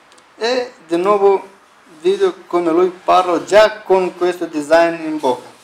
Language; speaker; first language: Italian; non-native, learner; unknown